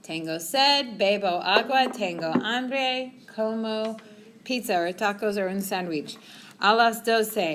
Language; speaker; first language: Spanish; non-native, fluent; English